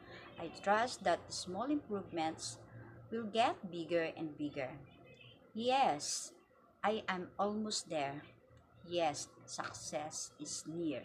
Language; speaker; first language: English; non-native, learner; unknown